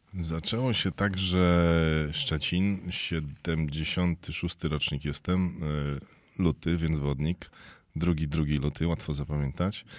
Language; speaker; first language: Polish; native; Polish